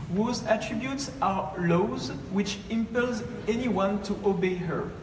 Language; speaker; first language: English; non-native, fluent; French